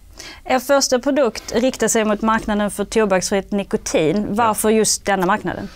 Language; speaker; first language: Swedish; native; Swedish